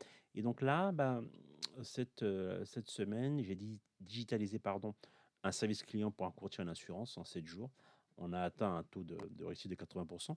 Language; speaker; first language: French; native; French